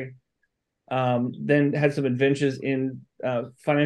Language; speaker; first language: English; native; English